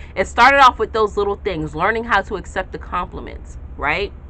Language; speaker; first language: English; native; English